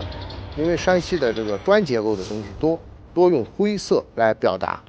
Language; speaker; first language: Chinese; native; Chinese